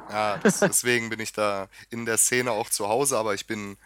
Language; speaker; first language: German; native; German